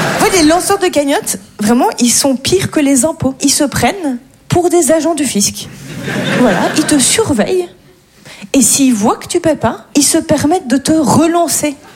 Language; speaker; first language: French; native; French